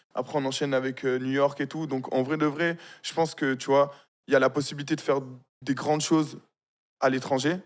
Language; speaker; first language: French; early bilingual, other home language; Arabic